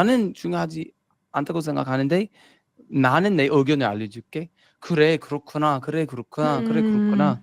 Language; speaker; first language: Korean; non-native, fluent; English